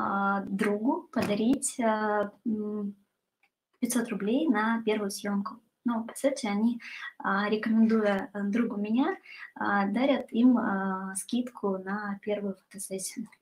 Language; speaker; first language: Russian; native; Russian